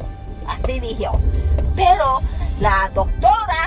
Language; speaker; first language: Spanish; early bilingual, heritage; Spanish